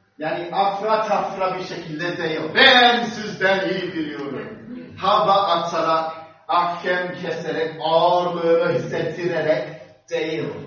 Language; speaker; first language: Turkish; non-native, fluent; English